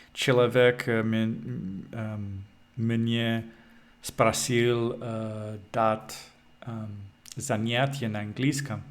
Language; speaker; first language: Russian; non-native, learner; English